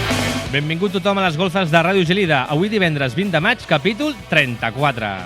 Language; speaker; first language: Catalan; native; Catalan